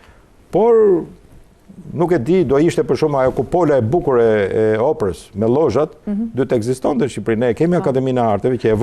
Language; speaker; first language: Albanian; native; Albanian